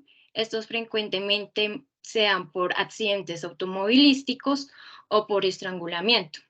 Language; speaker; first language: Spanish; native; Spanish